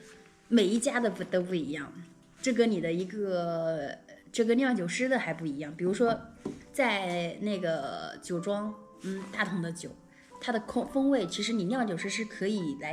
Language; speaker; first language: Chinese; native; Chinese